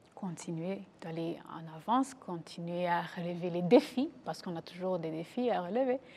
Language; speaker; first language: French; non-native, local second language; Kinyarwanda